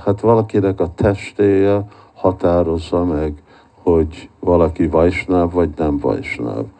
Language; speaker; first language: Hungarian; early bilingual, heritage; Hungarian